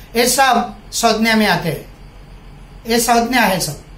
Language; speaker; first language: Hindi; non-native, local second language; Marathi